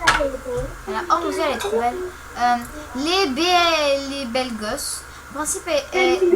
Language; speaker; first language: French; native; French